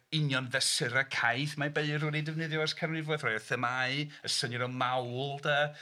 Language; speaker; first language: Welsh; non-native, fluent; English